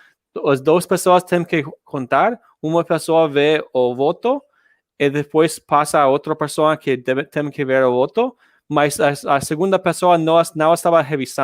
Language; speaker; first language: Portuguese; non-native, learner; English